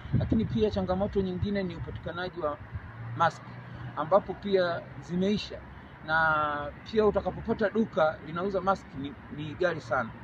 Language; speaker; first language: Swahili; native; Swahili